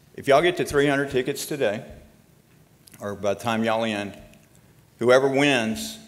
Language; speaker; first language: English; native; English